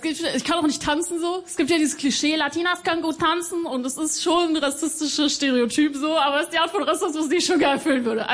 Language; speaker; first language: German; early bilingual, other home language; Spanish